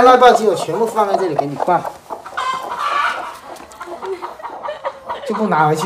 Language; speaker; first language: Chinese; native; Chinese